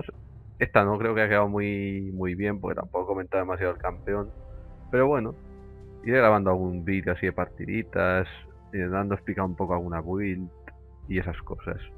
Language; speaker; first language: Spanish; native; Spanish